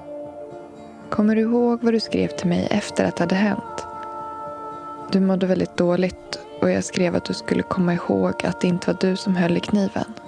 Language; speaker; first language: Swedish; native; Swedish